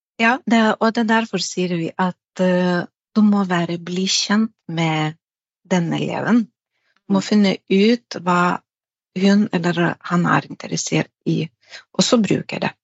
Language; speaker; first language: Norwegian; non-native, fluent; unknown